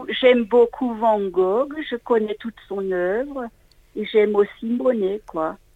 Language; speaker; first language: French; non-native, local second language; Swiss German